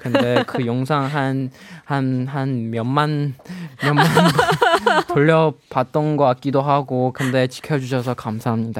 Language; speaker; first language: Korean; non-native, learner; Chinese